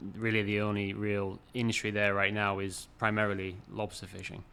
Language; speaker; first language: English; native; English